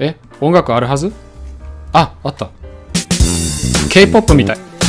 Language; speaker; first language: Japanese; non-native, fluent; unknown